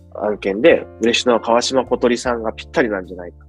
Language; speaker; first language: Japanese; native; Japanese